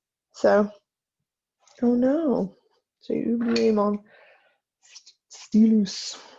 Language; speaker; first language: French; non-native, fluent; English